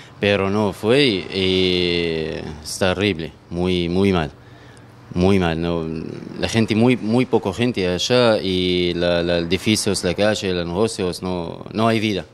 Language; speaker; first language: Spanish; non-native, learner; Arabic